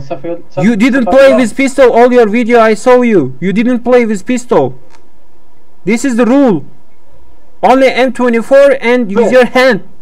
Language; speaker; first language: English; non-native, learner; Uzbek